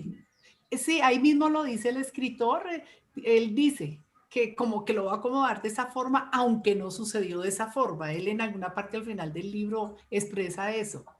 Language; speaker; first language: Spanish; native; Spanish